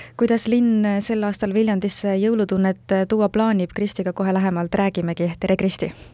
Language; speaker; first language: Estonian; native; Estonian